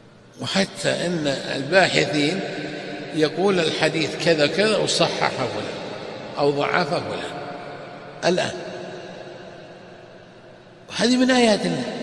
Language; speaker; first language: Arabic; native; Arabic